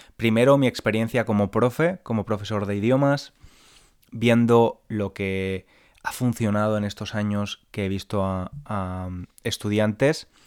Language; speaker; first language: Spanish; native; Spanish